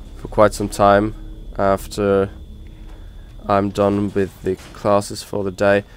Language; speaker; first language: English; non-native, fluent; Norwegian